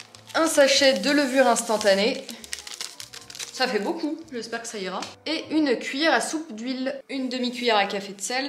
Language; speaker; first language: French; native; French